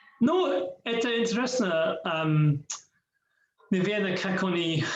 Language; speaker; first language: Russian; non-native, learner; English